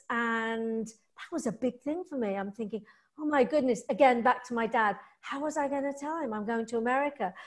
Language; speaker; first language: English; native; English